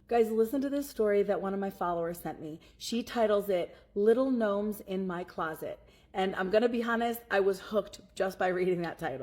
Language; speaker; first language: English; native; English